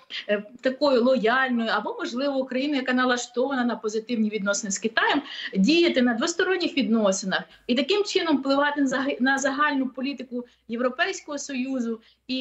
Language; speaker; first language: Ukrainian; native; Ukrainian